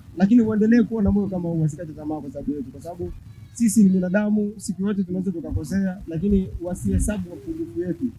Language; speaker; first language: Swahili; native; Swahili